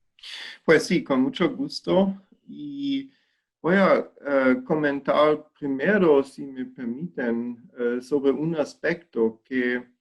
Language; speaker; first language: Spanish; non-native, fluent; German